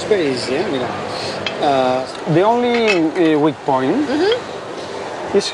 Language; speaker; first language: English; non-native, learner; Spanish